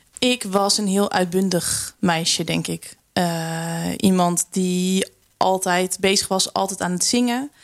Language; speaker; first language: Dutch; native; Dutch